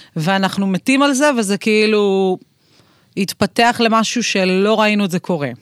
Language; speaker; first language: Hebrew; native; Hebrew